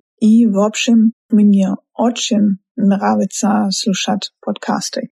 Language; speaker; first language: Russian; non-native, learner; German